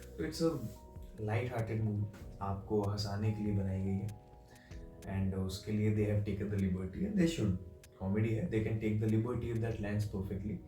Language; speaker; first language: Hindi; native; Hindi